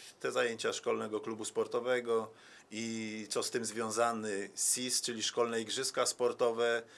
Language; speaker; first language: Polish; native; Polish